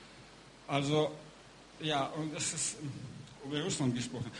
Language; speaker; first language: German; non-native, learner; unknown